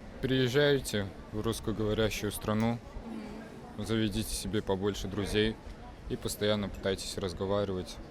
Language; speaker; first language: Russian; non-native, fluent; Turkish